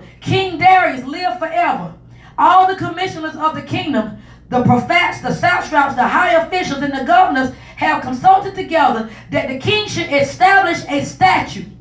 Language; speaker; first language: English; native; English